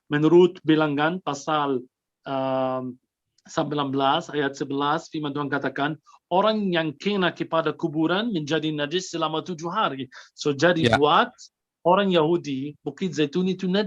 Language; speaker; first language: Indonesian; non-native, fluent; Arabic